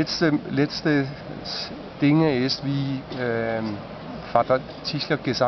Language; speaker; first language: German; non-native, fluent; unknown